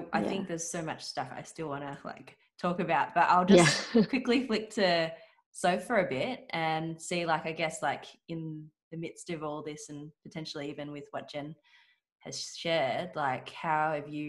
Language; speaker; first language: English; non-native, local second language; Cantonese